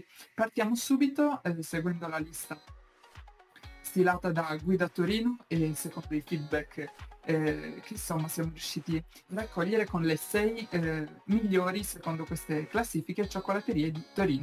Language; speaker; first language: Italian; native; Italian